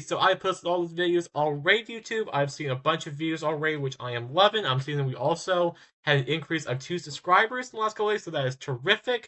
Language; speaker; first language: English; native; English